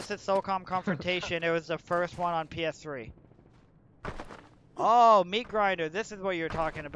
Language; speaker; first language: English; native; English